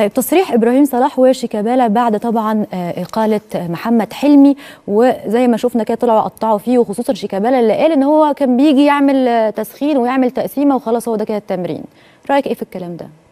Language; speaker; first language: Arabic; native; Arabic